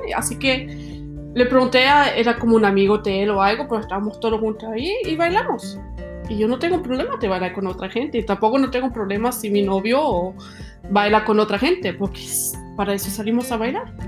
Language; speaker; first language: Spanish; non-native, fluent; German